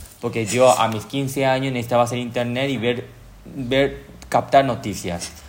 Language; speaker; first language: Spanish; early bilingual, other home language; Korean